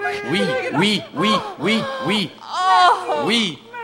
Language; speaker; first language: French; native; French